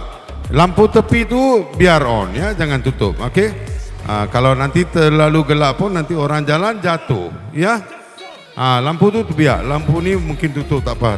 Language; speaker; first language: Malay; non-native, local second language; Tamil